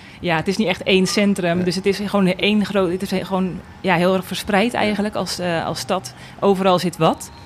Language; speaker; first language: Dutch; native; Dutch